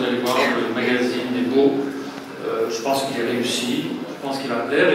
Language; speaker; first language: French; native; French